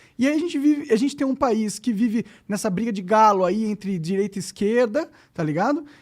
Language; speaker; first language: Portuguese; native; Portuguese